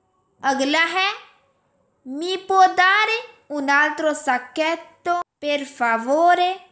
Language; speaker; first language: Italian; non-native, fluent; Urdu